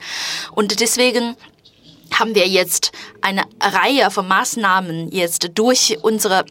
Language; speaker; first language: German; non-native, fluent; Chinese